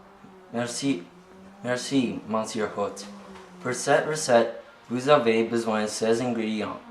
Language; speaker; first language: French; non-native, learner; English